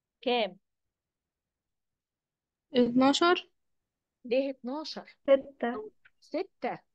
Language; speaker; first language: Arabic; native; Arabic